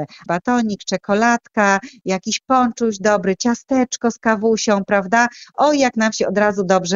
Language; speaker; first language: Polish; native; Polish